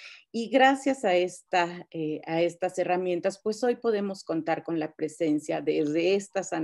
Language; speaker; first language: Spanish; native; Spanish